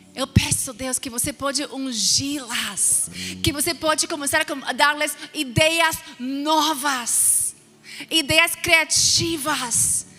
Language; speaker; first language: Portuguese; non-native, fluent; English